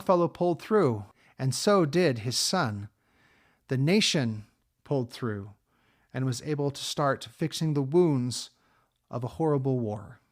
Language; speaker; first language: English; native; English